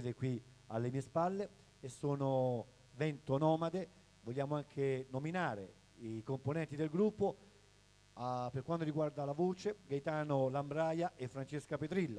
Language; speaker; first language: Italian; native; Italian